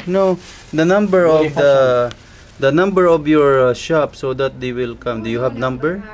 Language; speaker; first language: English; non-native, local second language; Filipino